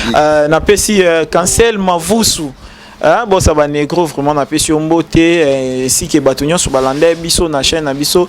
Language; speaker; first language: Lingala; native; Lingala